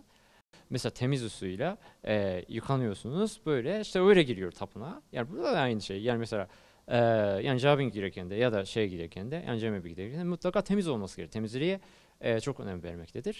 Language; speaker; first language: Turkish; non-native, fluent; Japanese